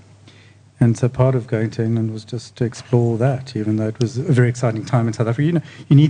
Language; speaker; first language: English; native; English